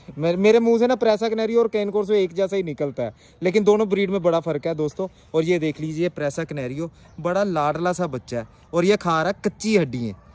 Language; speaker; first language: Hindi; native; Hindi